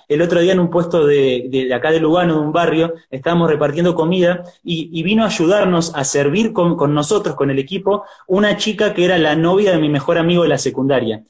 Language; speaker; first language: Spanish; native; Spanish